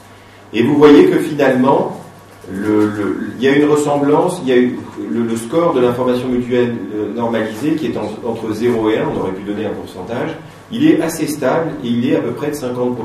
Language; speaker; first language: French; native; French